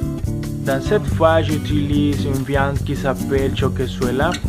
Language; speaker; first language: French; non-native, learner; Spanish